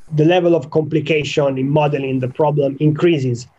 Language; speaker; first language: English; non-native, fluent; Italian